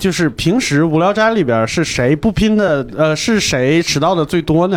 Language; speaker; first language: Chinese; native; Chinese